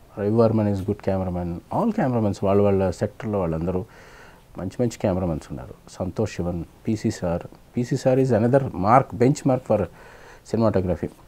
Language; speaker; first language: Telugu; native; Telugu